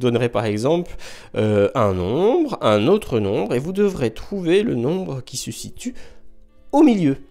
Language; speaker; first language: French; native; French